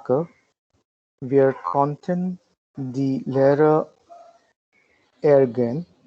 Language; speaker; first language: German; non-native, learner; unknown